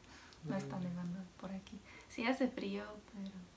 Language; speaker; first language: Spanish; non-native, fluent; Czech